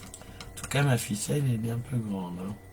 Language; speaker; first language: French; native; French